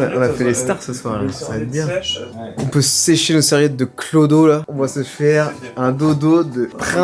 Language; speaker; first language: French; native; French